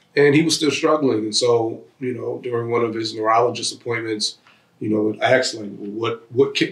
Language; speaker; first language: English; native; English